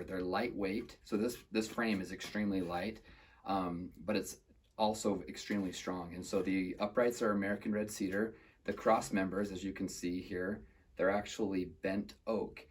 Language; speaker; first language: English; native; English